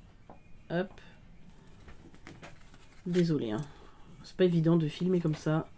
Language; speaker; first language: French; native; French